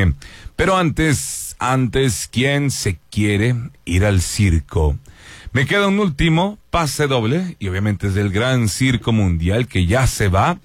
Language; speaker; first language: Spanish; native; Spanish